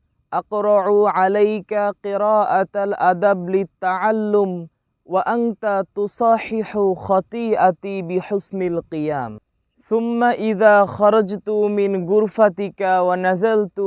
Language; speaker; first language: Arabic; non-native, learner; Bangla